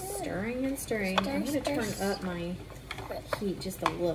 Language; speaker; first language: English; native; English